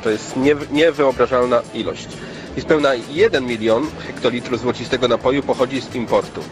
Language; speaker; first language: Polish; native; Polish